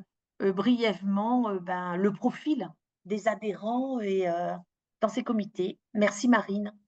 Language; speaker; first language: French; native; French